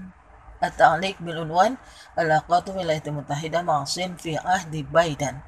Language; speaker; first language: Arabic; non-native, fluent; Indonesian